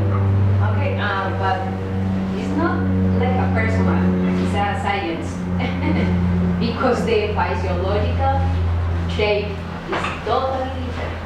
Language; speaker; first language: English; non-native, learner; Spanish